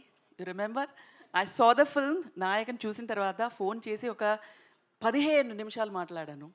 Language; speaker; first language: Telugu; non-native, local second language; Tamil